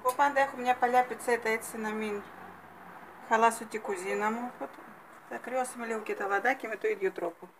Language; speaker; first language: Greek; non-native, fluent; Russian